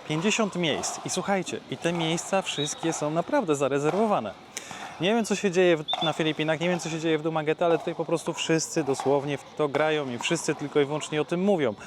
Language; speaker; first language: Polish; native; Polish